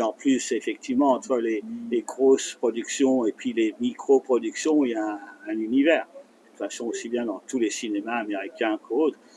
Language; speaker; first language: French; native; French